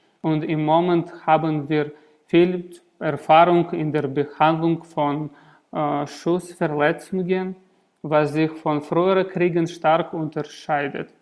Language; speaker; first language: German; non-native, learner; Russian